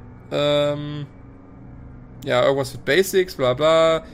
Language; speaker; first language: German; native; German